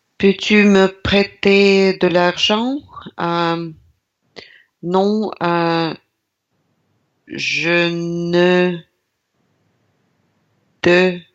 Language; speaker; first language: French; non-native, learner; Russian